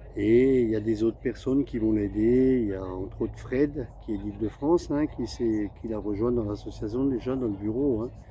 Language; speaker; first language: French; native; French